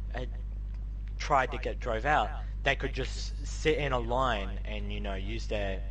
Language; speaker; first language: English; native; English